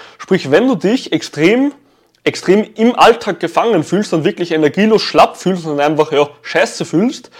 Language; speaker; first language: German; native; German